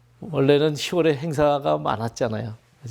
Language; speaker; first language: Korean; native; Korean